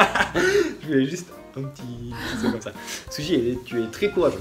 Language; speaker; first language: French; native; French